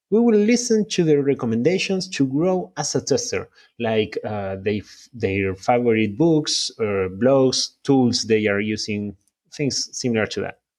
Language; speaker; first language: English; non-native, fluent; Spanish